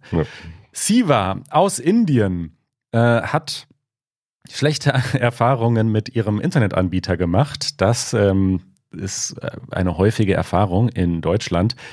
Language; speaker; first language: German; native; German